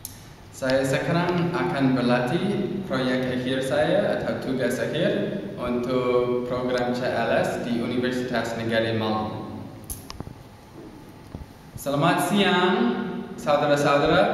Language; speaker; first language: Indonesian; non-native, learner; English